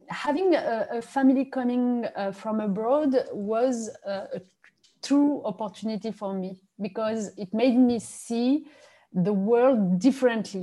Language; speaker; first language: English; non-native, fluent; French